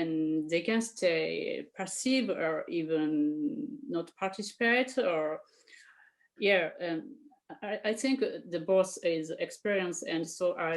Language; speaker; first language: English; non-native, fluent; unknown